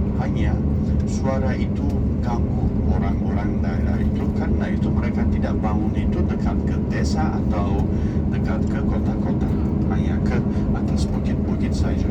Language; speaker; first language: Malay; non-native, fluent; Turkish